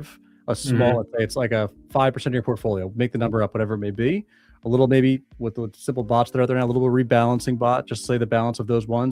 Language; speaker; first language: English; native; English